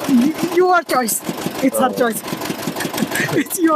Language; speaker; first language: English; non-native, learner; Hindi